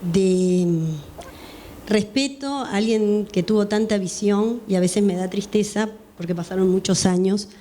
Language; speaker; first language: Spanish; native; Spanish